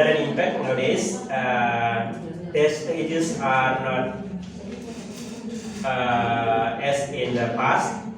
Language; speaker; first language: English; non-native, learner; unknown